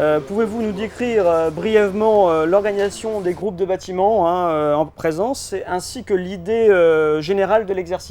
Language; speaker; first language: French; native; French